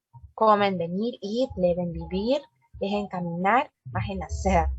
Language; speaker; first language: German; non-native, learner; Spanish